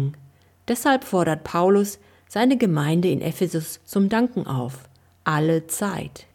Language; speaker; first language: German; native; German